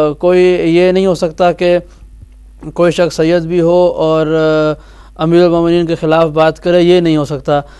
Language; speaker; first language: Urdu; native; Urdu